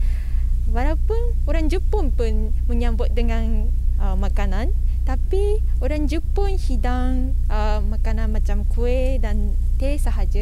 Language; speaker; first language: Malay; non-native, fluent; Japanese